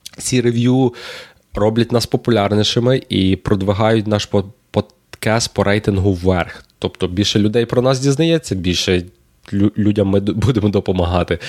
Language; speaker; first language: Ukrainian; native; Ukrainian